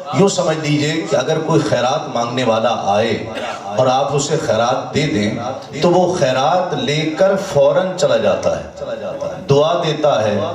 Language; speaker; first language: Urdu; non-native, local second language; Punjabi